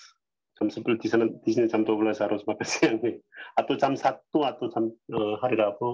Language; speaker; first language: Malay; non-native, learner; Korean